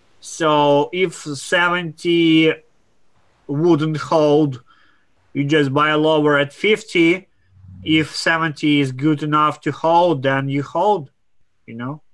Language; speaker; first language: English; non-native, fluent; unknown